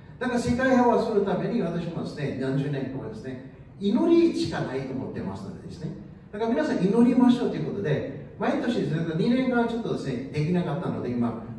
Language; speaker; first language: Japanese; non-native, fluent; Urdu